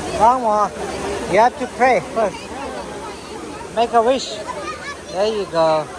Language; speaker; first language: English; non-native, fluent; Tibetan